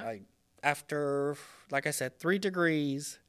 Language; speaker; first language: English; non-native, fluent; Spanish